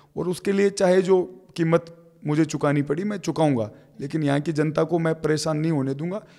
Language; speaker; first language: Hindi; native; Hindi